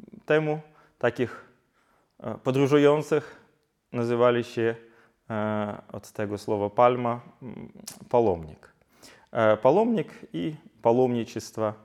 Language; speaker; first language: Polish; non-native, fluent; Ukrainian